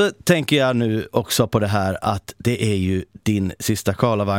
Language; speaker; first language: Swedish; native; Swedish